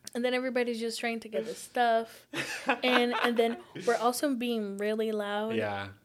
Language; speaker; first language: English; non-native, fluent; Portuguese